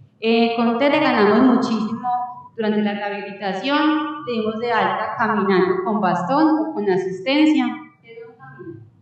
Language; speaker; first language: Spanish; native; Spanish